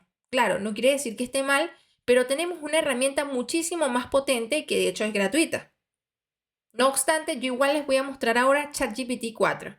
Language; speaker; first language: Spanish; native; Spanish